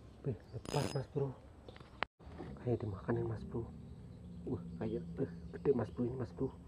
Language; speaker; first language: Indonesian; native; Indonesian